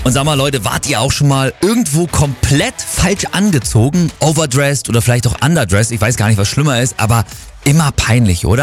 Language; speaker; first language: German; native; German